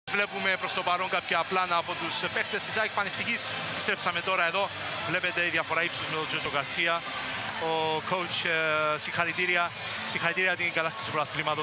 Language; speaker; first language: Greek; native; Greek